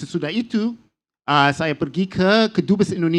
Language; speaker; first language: Indonesian; non-native, learner; English